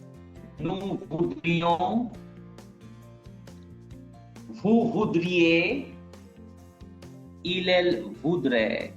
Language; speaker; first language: French; non-native, fluent; Bangla